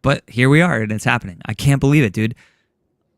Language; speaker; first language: English; native; English